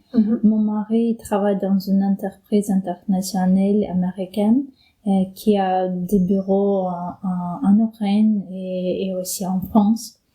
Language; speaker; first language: French; non-native, fluent; Ukrainian